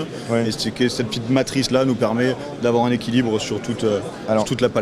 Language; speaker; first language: French; native; French